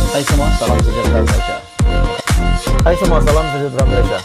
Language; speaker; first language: Malay; native; Malay